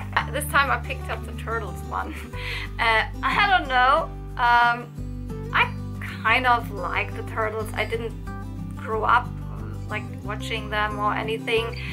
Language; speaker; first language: English; non-native, fluent; German